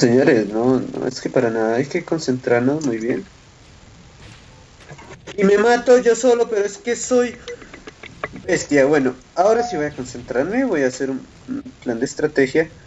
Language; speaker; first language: Spanish; native; Spanish